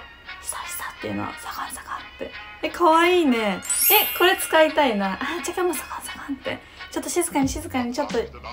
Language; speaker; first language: Japanese; native; Japanese